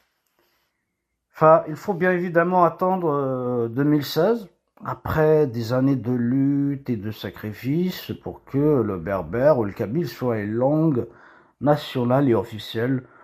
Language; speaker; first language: French; non-native, local second language; Kabyle